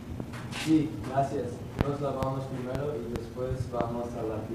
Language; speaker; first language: Spanish; non-native, learner; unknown